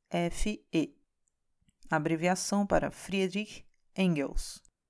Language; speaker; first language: Portuguese; native; Portuguese